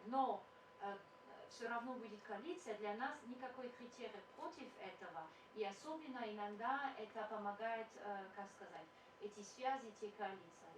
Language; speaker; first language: Russian; non-native, fluent; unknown